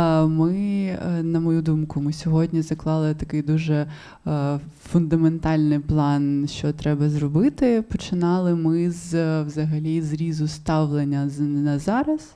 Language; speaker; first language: Ukrainian; non-native, local second language; Russian